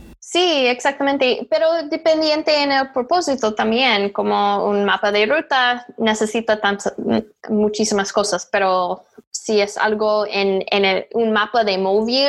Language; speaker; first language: Spanish; non-native, learner; English